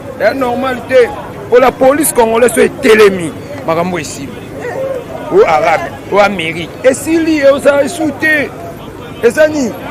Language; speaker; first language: Lingala; native; Lingala